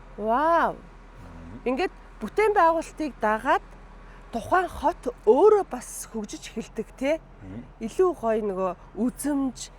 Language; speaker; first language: Mongolian; native; Mongolian